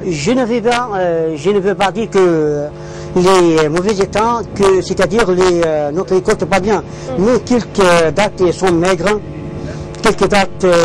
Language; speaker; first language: French; non-native, learner; Arabic